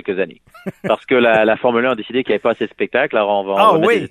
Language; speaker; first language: French; native; French